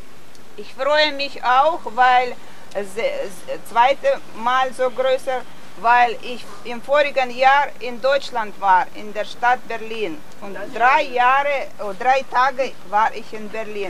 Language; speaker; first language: German; non-native, fluent; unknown